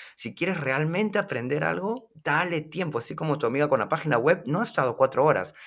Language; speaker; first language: Spanish; native; Spanish